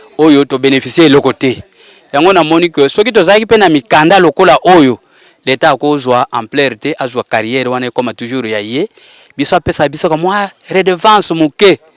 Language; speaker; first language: Lingala; non-native, local second language; Kituba (Democratic Republic of Congo)